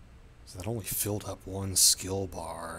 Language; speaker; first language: English; native; English